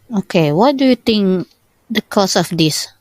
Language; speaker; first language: English; non-native, local second language; Malay